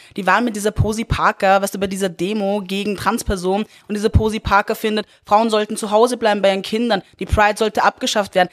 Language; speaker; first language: German; early bilingual, other home language; Persian